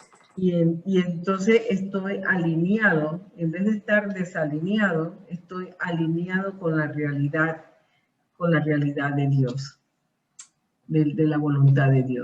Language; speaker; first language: Spanish; early bilingual, heritage; Spanish